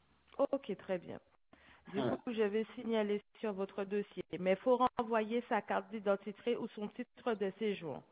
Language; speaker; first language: French; native; French